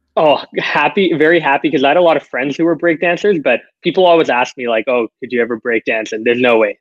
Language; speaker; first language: English; early bilingual, other home language; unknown